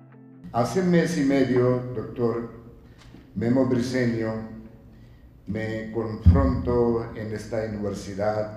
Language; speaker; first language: Spanish; non-native, fluent; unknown